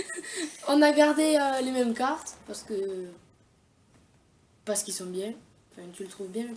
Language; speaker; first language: French; native; French